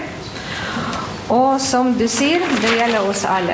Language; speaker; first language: Norwegian; non-native, fluent; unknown